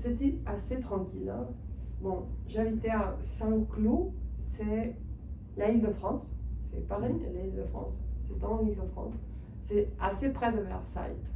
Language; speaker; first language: French; non-native, fluent; Spanish